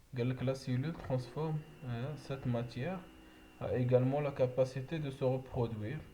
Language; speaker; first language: French; non-native, local second language; Arabic